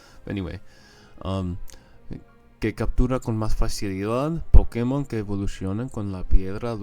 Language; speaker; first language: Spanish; non-native, fluent; English